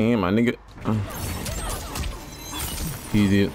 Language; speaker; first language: English; native; English